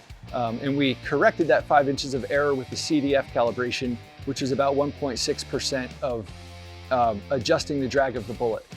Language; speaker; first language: English; native; English